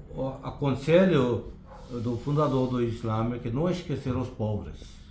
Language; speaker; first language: Portuguese; non-native, fluent; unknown